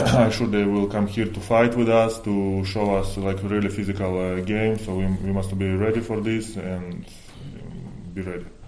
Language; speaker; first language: English; non-native, fluent; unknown